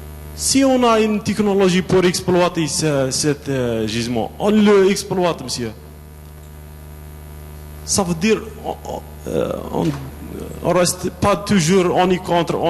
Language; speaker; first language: French; non-native, local second language; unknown